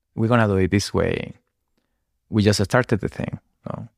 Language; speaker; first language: English; non-native, fluent; Spanish